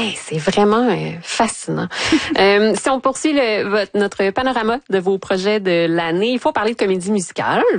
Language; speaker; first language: French; native; French